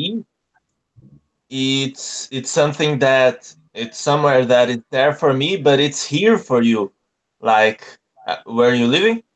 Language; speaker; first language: English; non-native, learner; Portuguese